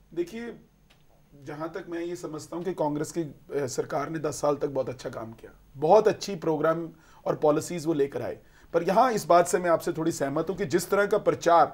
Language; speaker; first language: Hindi; native; Hindi